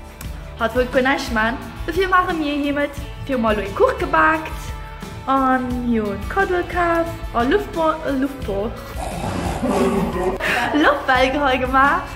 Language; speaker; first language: German; non-native, learner; Luxembourgish